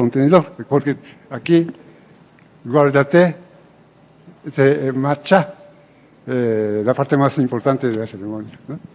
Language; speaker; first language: Spanish; non-native, fluent; Japanese